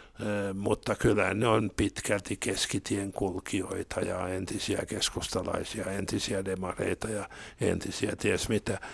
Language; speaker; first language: Finnish; non-native, local second language; Swedish